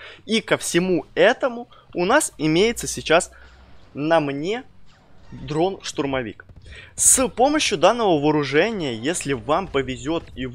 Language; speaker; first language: Russian; native; Russian